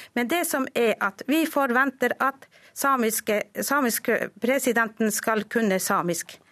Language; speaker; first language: Norwegian; non-native, local second language; Northern Sami